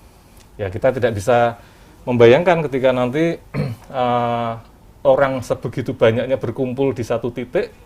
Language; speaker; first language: Indonesian; native; Indonesian